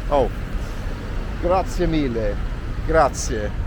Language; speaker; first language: Italian; non-native, learner; English